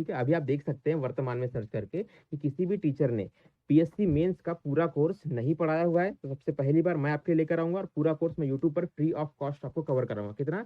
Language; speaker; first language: Hindi; native; Hindi